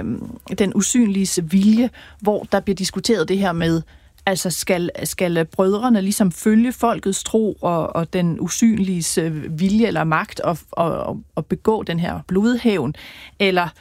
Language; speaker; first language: Danish; native; Danish